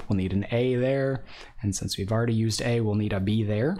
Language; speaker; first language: English; native; English